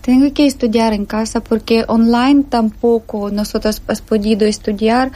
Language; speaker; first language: Spanish; non-native, learner; Ukrainian